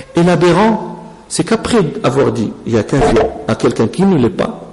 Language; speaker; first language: French; non-native, local second language; Arabic